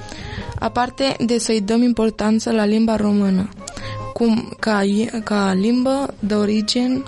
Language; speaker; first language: Romanian; early bilingual, heritage; Romanian